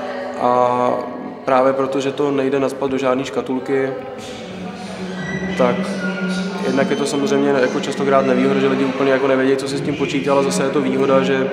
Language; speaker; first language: Czech; native; Czech